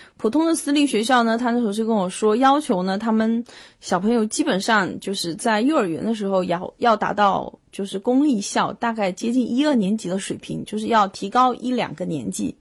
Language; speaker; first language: Chinese; native; Chinese